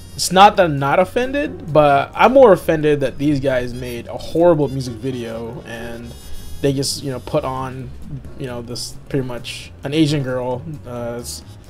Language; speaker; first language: English; native; English